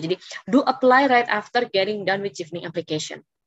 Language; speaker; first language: English; non-native, fluent; Indonesian